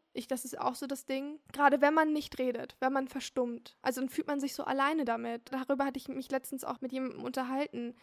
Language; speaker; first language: German; early bilingual, other home language; Turkish